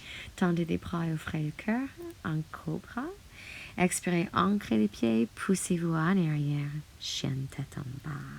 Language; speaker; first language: French; non-native, fluent; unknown